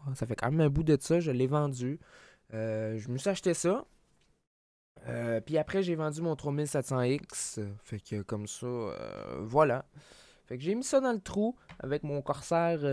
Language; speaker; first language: French; native; French